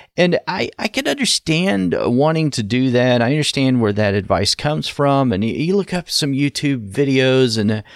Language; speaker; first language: English; native; English